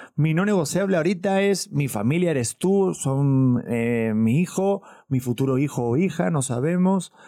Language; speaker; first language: Spanish; native; Spanish